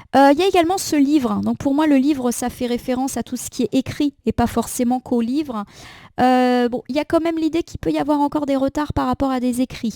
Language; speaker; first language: French; native; French